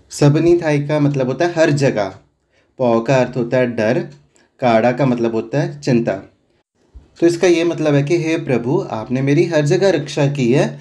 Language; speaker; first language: Hindi; non-native, local second language; Punjabi